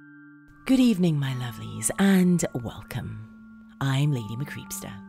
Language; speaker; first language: English; native; English